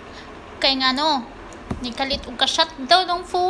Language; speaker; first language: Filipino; non-native, local second language; Cebuano